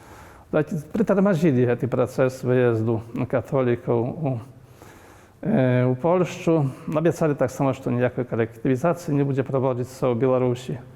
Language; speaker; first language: Polish; non-native, local second language; Belarusian